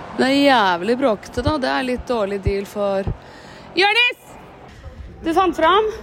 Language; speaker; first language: Norwegian; native; Norwegian